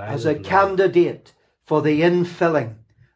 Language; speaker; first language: English; native; English